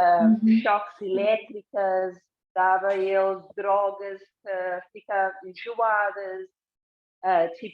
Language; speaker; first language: Portuguese; non-native, fluent; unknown